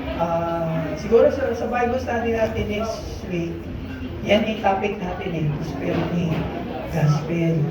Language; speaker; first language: Filipino; native; Filipino